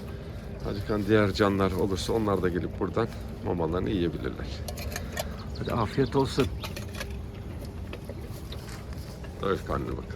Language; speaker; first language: Turkish; native; Turkish